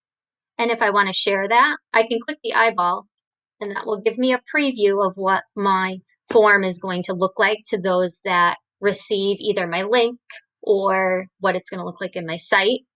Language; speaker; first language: English; native; English